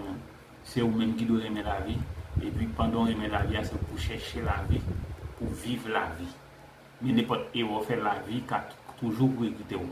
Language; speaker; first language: French; non-native, local second language; Haitian Creole